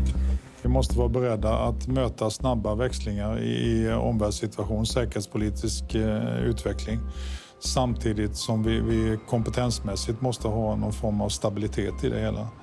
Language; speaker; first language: Swedish; native; Swedish